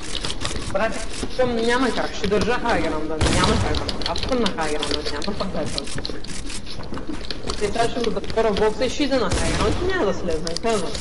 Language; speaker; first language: Bulgarian; native; Bulgarian